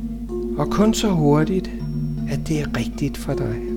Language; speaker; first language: Danish; native; Danish